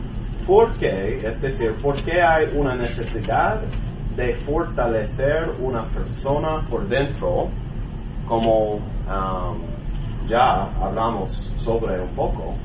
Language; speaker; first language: Spanish; non-native, learner; English